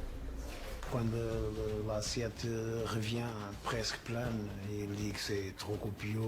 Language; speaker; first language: French; non-native, fluent; Portuguese